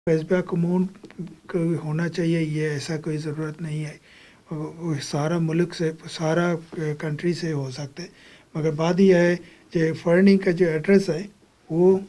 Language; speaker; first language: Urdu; non-native, fluent; Bangla